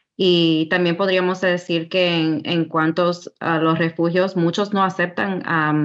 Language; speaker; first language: Spanish; early bilingual, heritage; Spanish